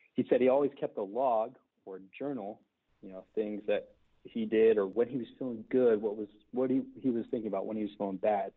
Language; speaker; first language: English; native; English